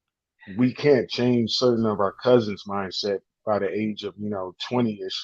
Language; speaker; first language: English; native; English